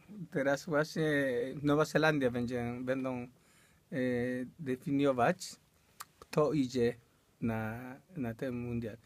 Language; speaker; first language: Polish; non-native, fluent; Spanish